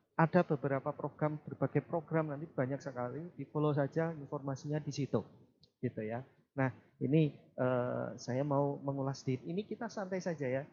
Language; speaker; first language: Indonesian; native; Indonesian